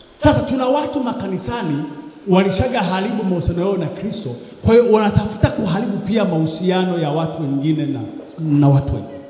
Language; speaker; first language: Swahili; native; Swahili